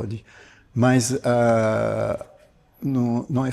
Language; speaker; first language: Portuguese; non-native, fluent; French